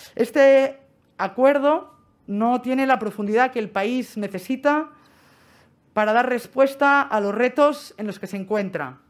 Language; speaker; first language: Spanish; non-native, local second language; Catalan